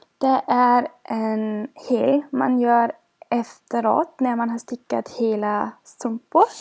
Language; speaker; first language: Swedish; non-native, fluent; German